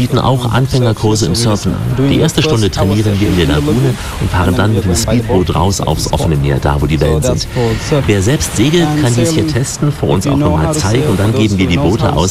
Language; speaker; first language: German; native; German